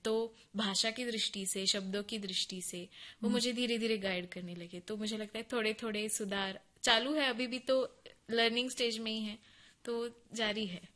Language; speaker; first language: Hindi; non-native, local second language; Konkani